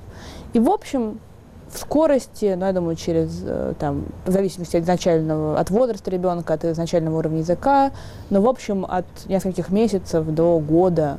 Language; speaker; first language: Russian; native; Russian